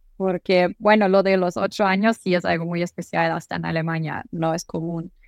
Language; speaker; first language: Spanish; non-native, fluent; German